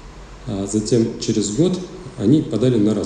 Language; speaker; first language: Russian; native; Russian